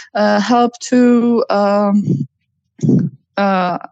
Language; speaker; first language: English; non-native, learner; Persian